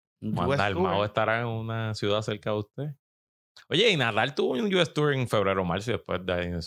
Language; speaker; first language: Spanish; native; Spanish